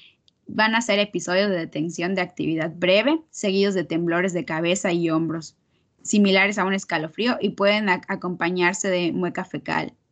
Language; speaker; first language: Spanish; native; Spanish